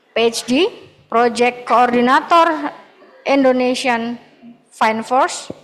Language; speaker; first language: English; non-native, fluent; Indonesian